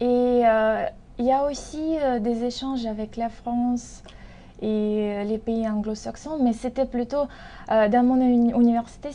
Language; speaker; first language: French; non-native, fluent; Russian